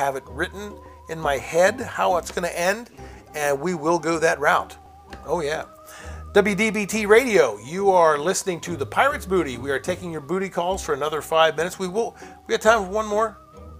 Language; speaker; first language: English; native; English